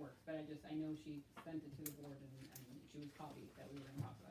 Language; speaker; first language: English; native; English